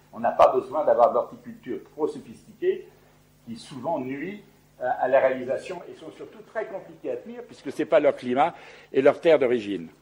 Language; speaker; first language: French; native; French